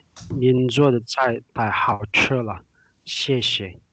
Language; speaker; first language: Chinese; non-native, learner; Indonesian